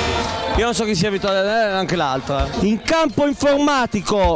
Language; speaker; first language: Italian; native; Italian